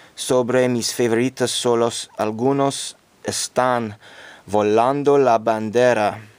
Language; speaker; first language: Spanish; non-native, learner; English